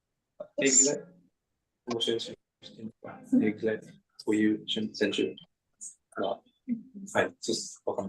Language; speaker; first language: Japanese; non-native, learner; English